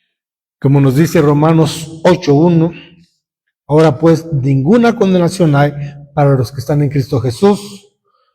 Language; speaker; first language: Spanish; native; Spanish